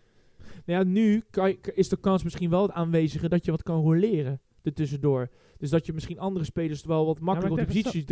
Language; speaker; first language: Dutch; native; Dutch